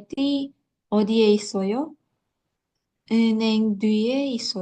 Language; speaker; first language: Korean; non-native, learner; Indonesian